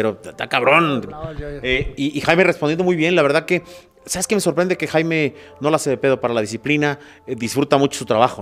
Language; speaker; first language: Spanish; native; Spanish